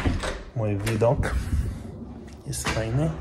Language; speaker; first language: Polish; non-native, learner; English